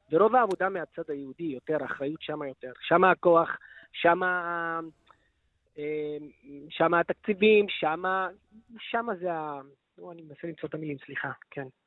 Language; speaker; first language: Hebrew; non-native, local second language; Arabic